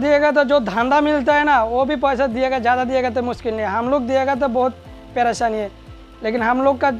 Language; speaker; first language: Hindi; non-native, learner; Bangla